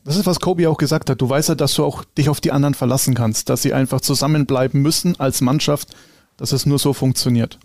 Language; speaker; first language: German; native; German